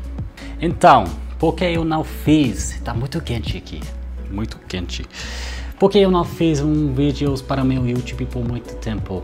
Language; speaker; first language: Portuguese; non-native, learner; English